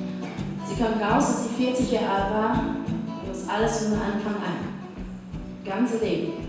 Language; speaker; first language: German; non-native, fluent; English